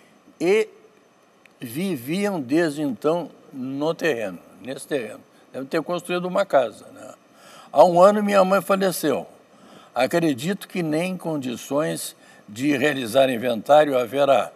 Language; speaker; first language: Portuguese; native; Portuguese